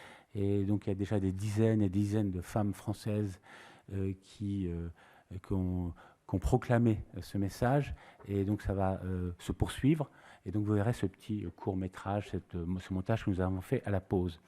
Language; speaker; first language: French; native; French